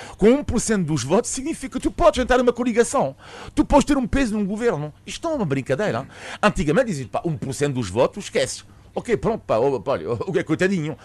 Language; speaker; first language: Portuguese; non-native, fluent; French